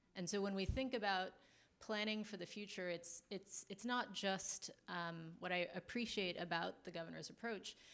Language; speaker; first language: English; native; English